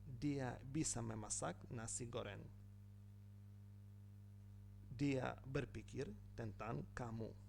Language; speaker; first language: Indonesian; non-native, learner; Ukrainian